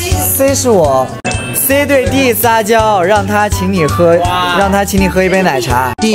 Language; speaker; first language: Chinese; non-native, learner; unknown